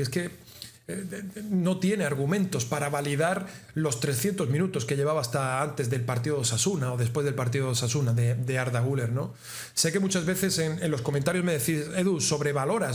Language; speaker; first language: Spanish; native; Spanish